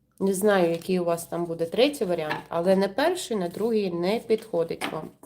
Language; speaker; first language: Ukrainian; non-native, local second language; Russian